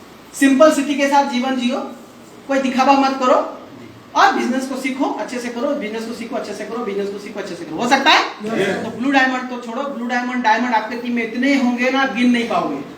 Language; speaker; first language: Hindi; non-native, local second language; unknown